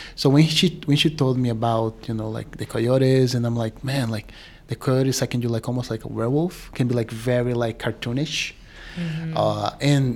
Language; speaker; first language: English; non-native, fluent; Portuguese